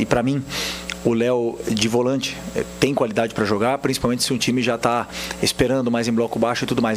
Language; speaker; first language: Portuguese; native; Portuguese